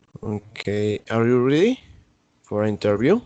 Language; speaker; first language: English; non-native, learner; Spanish